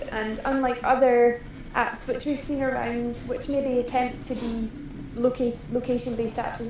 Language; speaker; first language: English; native; English